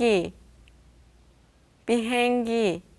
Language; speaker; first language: Korean; non-native, learner; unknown